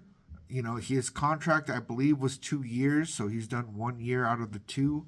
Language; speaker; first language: English; native; English